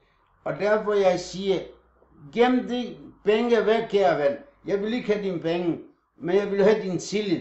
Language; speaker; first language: Danish; non-native, fluent; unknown